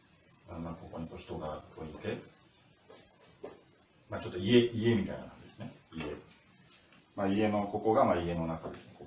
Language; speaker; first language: Japanese; non-native, fluent; Russian